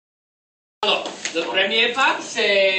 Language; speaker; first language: French; non-native, local second language; English